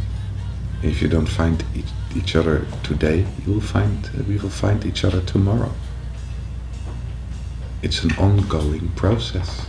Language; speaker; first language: English; non-native, fluent; Dutch